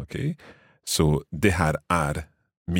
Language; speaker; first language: Swedish; non-native, learner; English